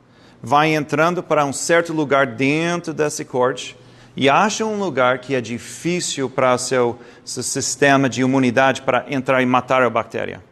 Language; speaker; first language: Portuguese; non-native, fluent; English